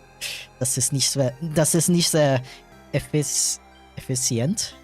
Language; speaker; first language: German; non-native, fluent; English